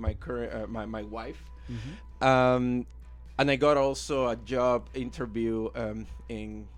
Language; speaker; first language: English; non-native, fluent; Spanish